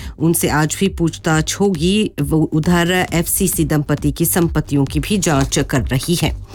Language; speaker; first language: Hindi; non-native, local second language; Morisyen